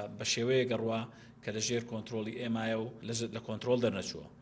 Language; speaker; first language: Central Kurdish; native; Central Kurdish